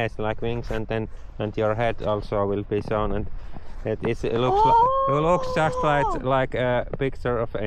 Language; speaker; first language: English; non-native, learner; Finnish